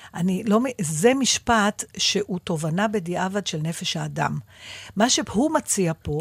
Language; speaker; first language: Hebrew; native; Hebrew